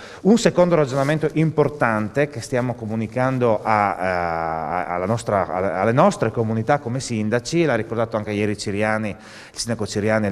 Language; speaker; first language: Italian; native; Italian